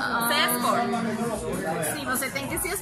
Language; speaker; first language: Portuguese; non-native, fluent; Spanish